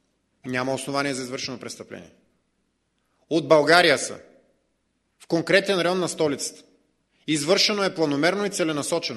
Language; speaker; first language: Bulgarian; native; Bulgarian